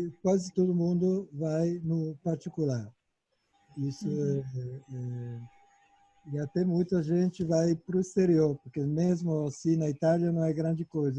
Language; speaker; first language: Portuguese; non-native, fluent; Italian